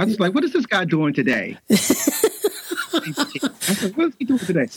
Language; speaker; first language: English; native; English